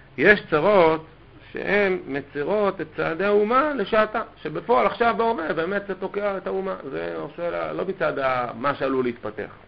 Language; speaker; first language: Hebrew; native; Hebrew